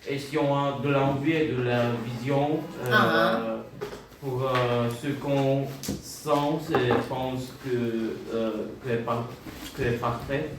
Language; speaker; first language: French; non-native, learner; Bulgarian